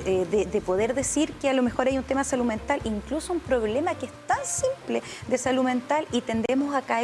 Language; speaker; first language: Spanish; native; Spanish